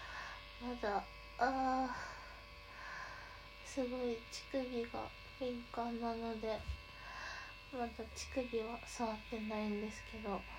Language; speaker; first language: Japanese; native; Japanese